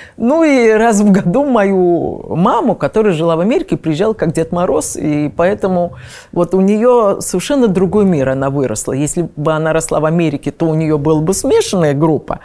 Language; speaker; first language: Russian; native; Russian